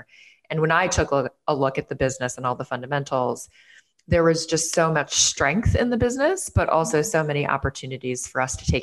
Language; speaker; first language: English; native; English